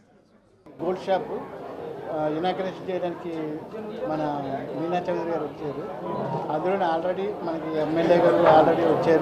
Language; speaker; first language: Telugu; native; Telugu